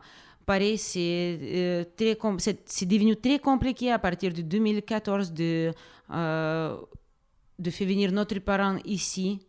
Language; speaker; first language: French; non-native, fluent; Russian